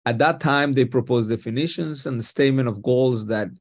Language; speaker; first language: English; non-native, fluent; Spanish